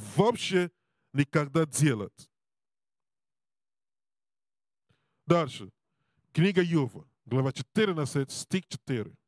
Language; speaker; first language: Russian; non-native, learner; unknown